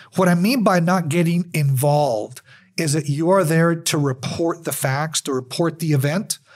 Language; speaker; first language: English; native; English